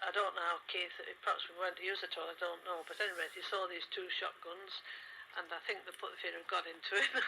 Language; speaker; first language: English; native; English